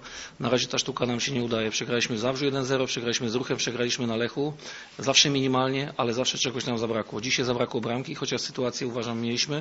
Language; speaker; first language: Polish; native; Polish